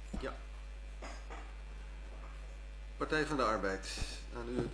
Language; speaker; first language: Dutch; native; Dutch